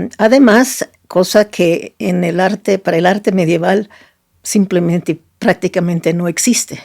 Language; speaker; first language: Spanish; non-native, fluent; Italian